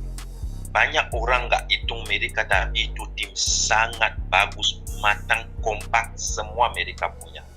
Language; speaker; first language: Indonesian; non-native, fluent; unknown